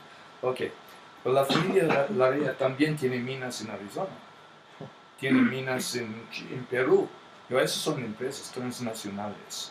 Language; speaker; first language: Spanish; non-native, fluent; English